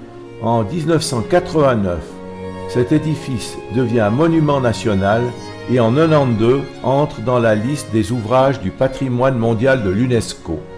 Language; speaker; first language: French; native; French